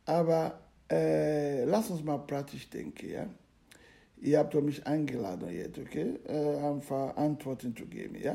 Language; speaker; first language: German; non-native, learner; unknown